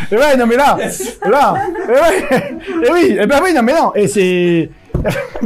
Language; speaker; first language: French; native; French